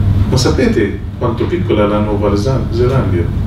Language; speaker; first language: Italian; non-native, fluent; Maltese